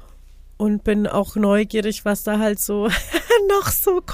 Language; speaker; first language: German; native; German